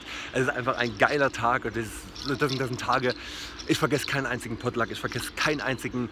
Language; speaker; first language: German; native; German